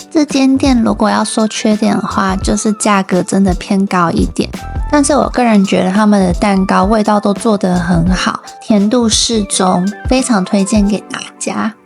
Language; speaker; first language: Chinese; native; Chinese